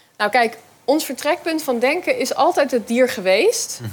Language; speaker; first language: Dutch; native; Dutch